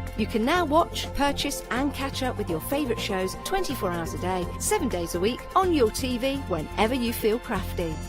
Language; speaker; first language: English; native; English